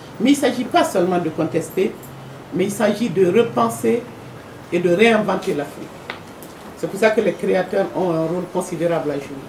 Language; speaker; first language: French; non-native, local second language; Bambara